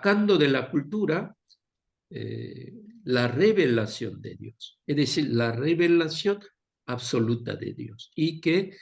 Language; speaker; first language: Spanish; non-native, fluent; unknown